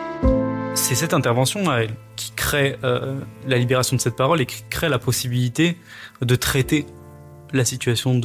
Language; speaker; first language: French; native; French